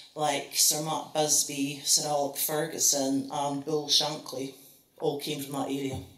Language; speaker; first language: English; native; English